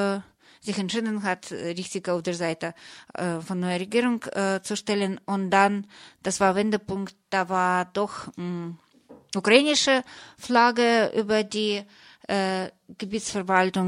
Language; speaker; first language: German; non-native, fluent; Russian